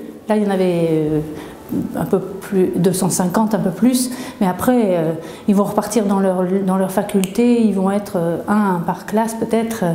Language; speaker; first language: French; native; French